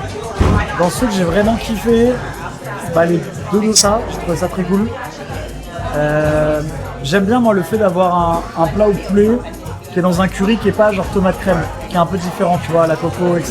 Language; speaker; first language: French; native; French